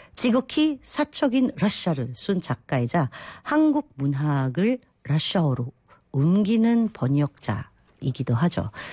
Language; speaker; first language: Korean; non-native, fluent; Filipino